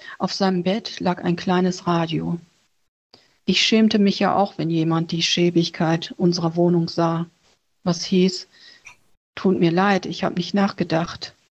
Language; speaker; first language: German; early bilingual, other home language; Chinese